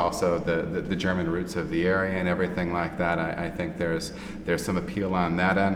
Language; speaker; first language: English; native; English